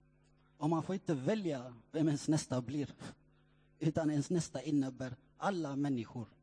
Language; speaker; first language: Swedish; non-native, fluent; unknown